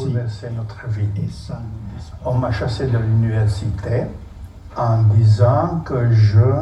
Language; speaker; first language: French; non-native, fluent; Czech